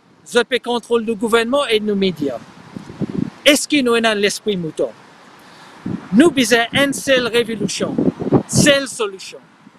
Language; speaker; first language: French; non-native, local second language; Morisyen